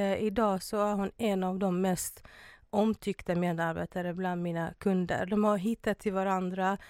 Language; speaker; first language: Swedish; non-native, fluent; Arabic